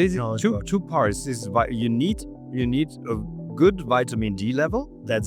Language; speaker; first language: English; non-native, fluent; German